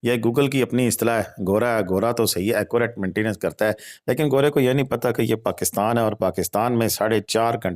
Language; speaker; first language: Hindi; non-native, local second language; Punjabi